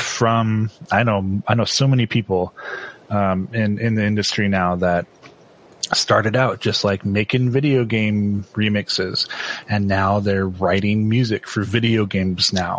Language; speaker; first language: English; native; English